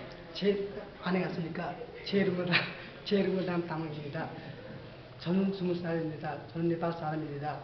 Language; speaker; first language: Korean; non-native, learner; Nepali